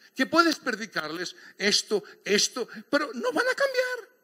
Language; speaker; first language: Spanish; native; Spanish